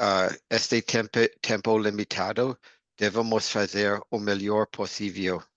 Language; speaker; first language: Portuguese; non-native, learner; English